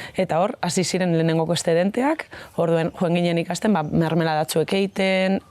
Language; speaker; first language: Basque; non-native, local second language; Spanish